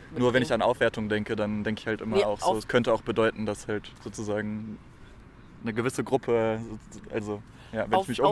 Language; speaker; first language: German; native; German